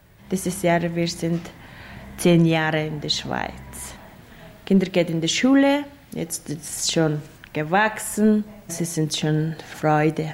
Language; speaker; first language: German; non-native, learner; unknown